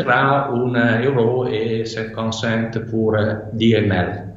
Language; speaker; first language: French; non-native, fluent; Italian